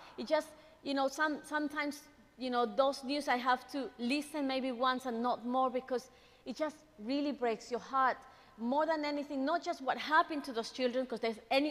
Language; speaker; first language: English; non-native, fluent; Spanish